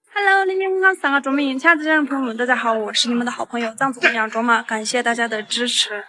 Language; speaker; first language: Chinese; non-native, local second language; Tibetan